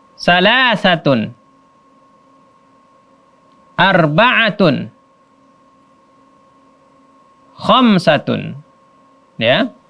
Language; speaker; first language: Arabic; non-native, fluent; Indonesian